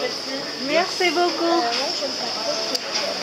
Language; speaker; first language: French; native; French